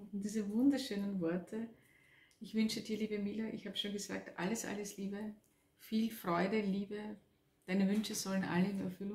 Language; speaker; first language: German; native; German